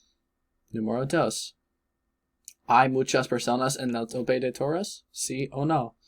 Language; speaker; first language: Spanish; non-native, learner; English